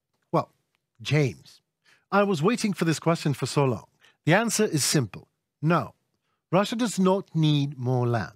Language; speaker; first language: English; non-native, fluent; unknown